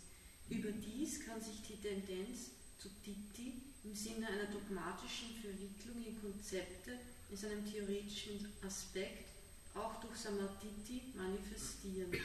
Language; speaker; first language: German; native; German